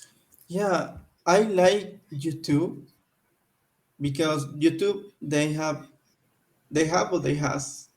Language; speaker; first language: English; non-native, learner; Spanish